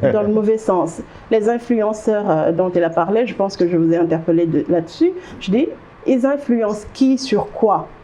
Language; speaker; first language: French; non-native, local second language; Wolof